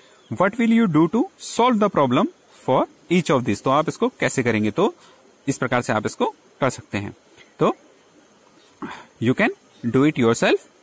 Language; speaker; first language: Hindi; native; Hindi